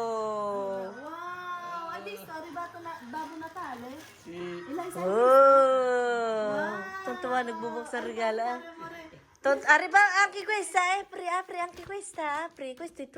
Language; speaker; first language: Italian; non-native, learner; Filipino